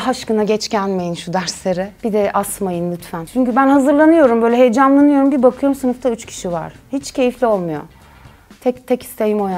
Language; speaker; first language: Turkish; native; Turkish